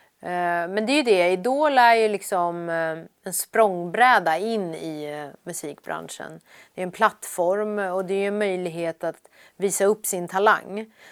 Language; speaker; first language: Swedish; early bilingual, other home language; Persian